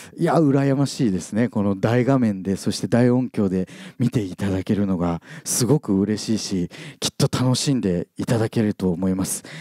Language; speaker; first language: Japanese; native; Japanese